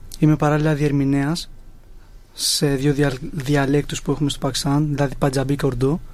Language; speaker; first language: Greek; early bilingual, other home language; Punjabi